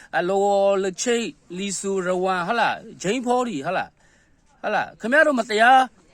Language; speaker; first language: Burmese; non-native, local second language; Kachin